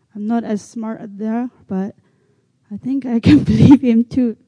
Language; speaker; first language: English; non-native, learner; Chinese